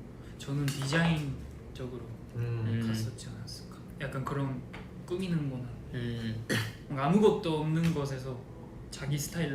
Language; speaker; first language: Korean; non-native, fluent; Japanese